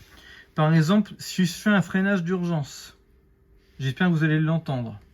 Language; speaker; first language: French; native; French